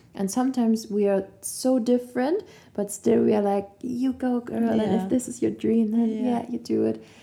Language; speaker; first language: English; non-native, fluent; German